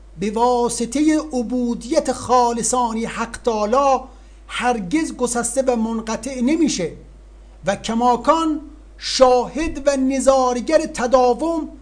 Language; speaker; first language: Persian; native; Persian